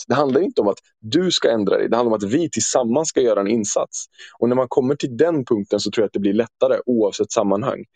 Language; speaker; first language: Swedish; early bilingual, other home language; Turkish